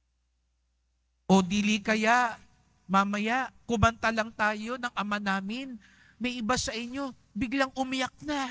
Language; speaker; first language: Filipino; native; Filipino